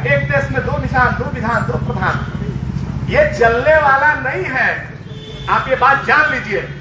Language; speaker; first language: Hindi; non-native, local second language; Bangla